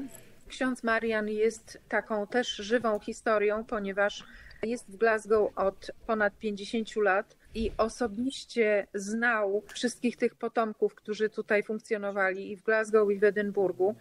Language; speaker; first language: Polish; native; Polish